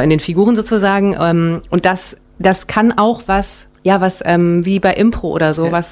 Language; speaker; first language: German; early bilingual, other home language; Japanese